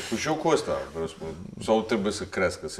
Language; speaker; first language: Romanian; native; Romanian